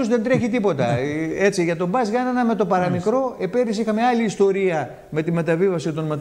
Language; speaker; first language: Greek; native; Greek